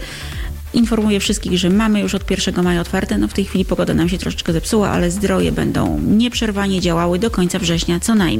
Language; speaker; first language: Polish; native; Polish